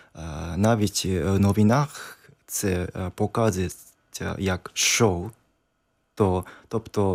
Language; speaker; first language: Ukrainian; non-native, learner; Japanese